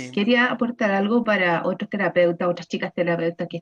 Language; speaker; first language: Spanish; native; Spanish